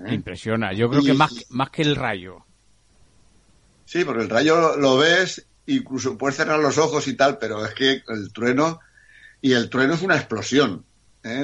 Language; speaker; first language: Spanish; native; Spanish